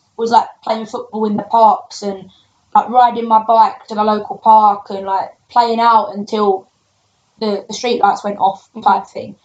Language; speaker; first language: English; native; English